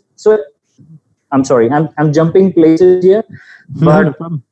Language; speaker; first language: English; non-native, local second language; Gujarati